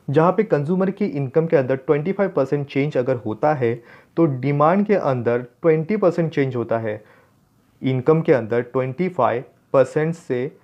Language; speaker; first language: Hindi; non-native, local second language; Marathi